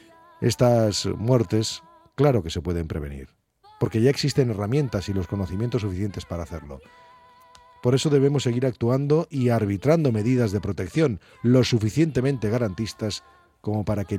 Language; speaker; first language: Spanish; native; Spanish